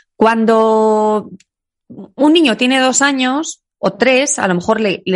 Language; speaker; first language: Spanish; native; Spanish